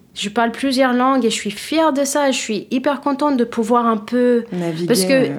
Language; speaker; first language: French; non-native, fluent; English